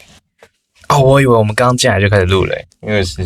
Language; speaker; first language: Chinese; native; Chinese